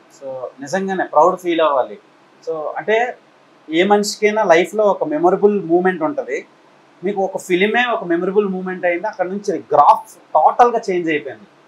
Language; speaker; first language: Telugu; native; Telugu